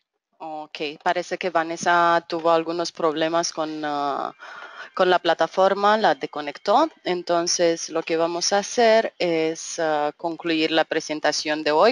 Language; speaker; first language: Spanish; non-native, fluent; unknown